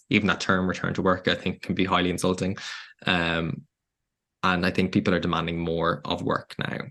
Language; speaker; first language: English; native; English